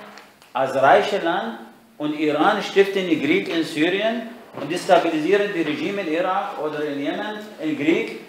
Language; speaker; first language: German; non-native, fluent; Arabic